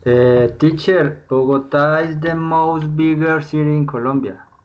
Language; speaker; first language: English; non-native, learner; Spanish